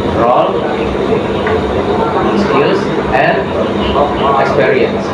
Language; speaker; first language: English; non-native, learner; Indonesian